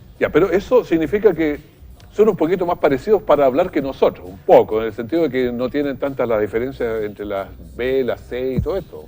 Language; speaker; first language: Spanish; native; Spanish